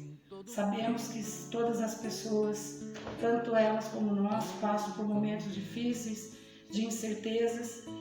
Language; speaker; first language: Portuguese; native; Portuguese